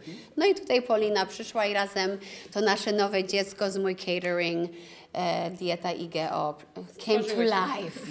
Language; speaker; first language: Polish; early bilingual, other home language; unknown